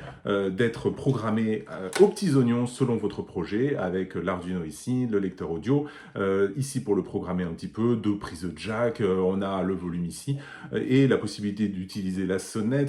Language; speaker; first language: French; native; French